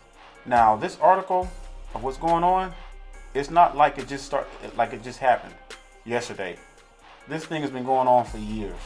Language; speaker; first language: English; native; English